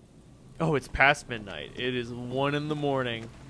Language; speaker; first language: English; native; English